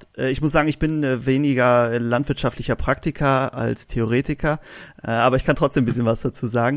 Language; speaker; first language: German; native; German